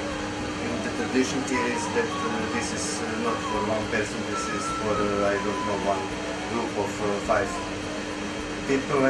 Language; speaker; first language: English; non-native, learner; Croatian